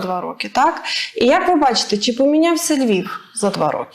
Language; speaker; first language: Ukrainian; native; Ukrainian